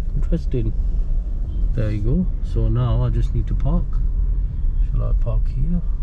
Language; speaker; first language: English; native; English